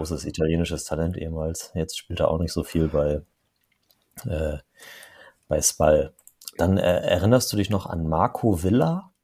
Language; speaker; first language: German; native; German